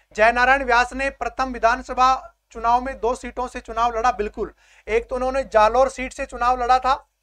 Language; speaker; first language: Hindi; native; Hindi